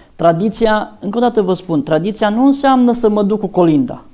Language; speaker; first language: Romanian; native; Romanian